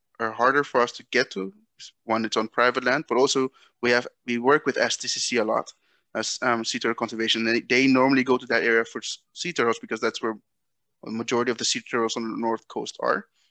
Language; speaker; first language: English; non-native, fluent; Dutch